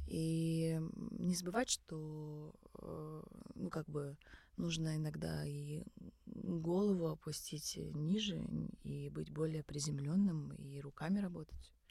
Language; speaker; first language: Russian; early bilingual, other home language; Tajik